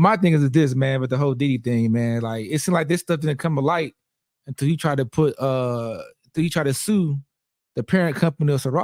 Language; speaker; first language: English; native; English